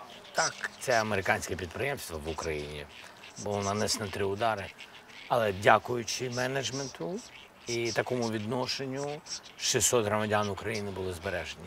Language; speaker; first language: Ukrainian; non-native, local second language; Russian